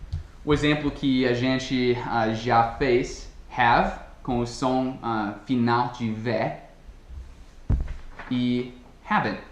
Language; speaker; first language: Portuguese; non-native, fluent; English